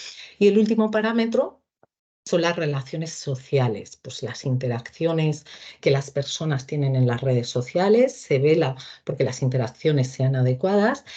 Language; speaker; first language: Spanish; native; Spanish